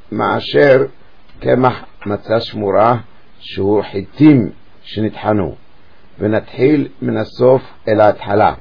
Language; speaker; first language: Hebrew; native; Hebrew